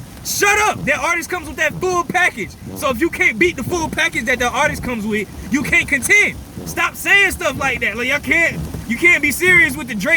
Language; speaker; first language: English; native; English